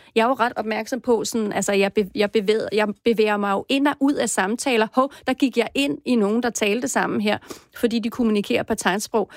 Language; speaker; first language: Danish; native; Danish